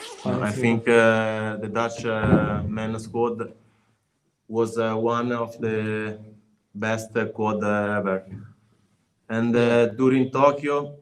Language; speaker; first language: English; non-native, learner; Italian